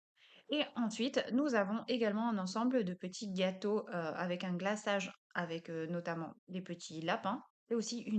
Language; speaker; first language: French; native; French